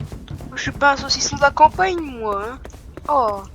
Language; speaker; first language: French; native; French